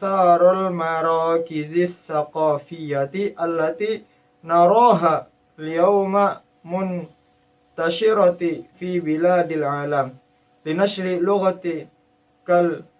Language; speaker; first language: Arabic; non-native, learner; Indonesian